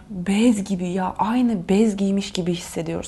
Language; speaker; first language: Turkish; non-native, fluent; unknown